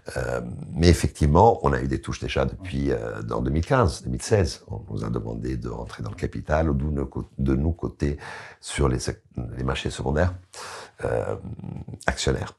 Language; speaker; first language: French; non-native, fluent; Italian